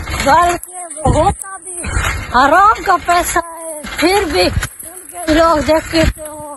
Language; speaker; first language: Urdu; non-native, local second language; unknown